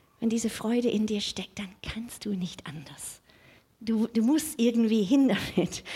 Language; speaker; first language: German; non-native, fluent; English